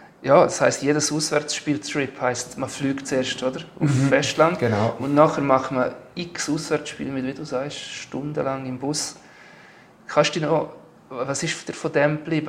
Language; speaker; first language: German; native; German